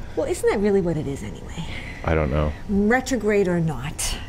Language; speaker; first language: English; native; English